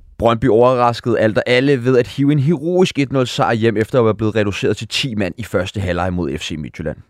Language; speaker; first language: Danish; native; Danish